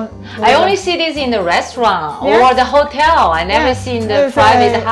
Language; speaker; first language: English; non-native, learner; Chinese